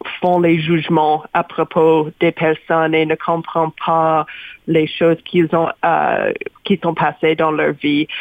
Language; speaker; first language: French; non-native, learner; English